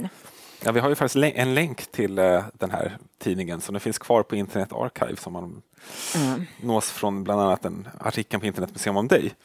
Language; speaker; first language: Swedish; native; Swedish